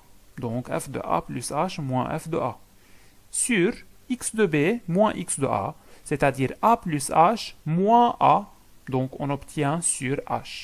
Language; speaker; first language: French; non-native, local second language; Arabic